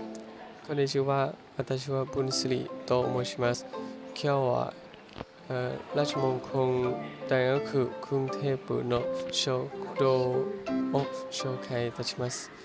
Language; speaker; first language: Japanese; non-native, learner; Thai